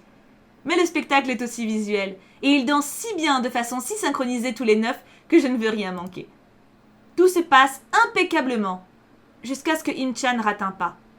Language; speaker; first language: French; native; French